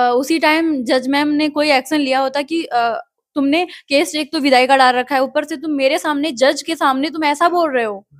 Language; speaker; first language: Hindi; native; Hindi